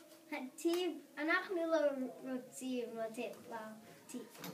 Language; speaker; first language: Hebrew; non-native, learner; English